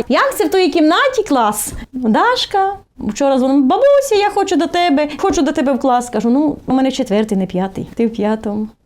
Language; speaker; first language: Ukrainian; native; Ukrainian